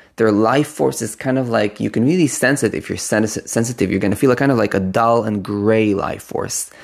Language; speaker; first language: English; non-native, fluent; Hebrew